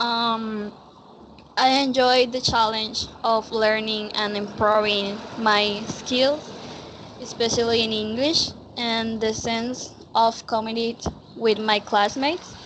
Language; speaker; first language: English; non-native, learner; Spanish